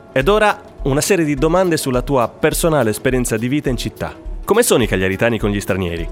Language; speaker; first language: Italian; native; Italian